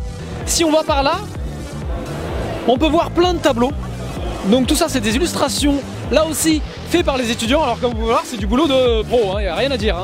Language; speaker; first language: French; native; French